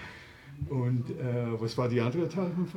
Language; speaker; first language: German; non-native, fluent; English